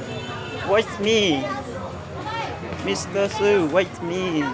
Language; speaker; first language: English; non-native, learner; Hmong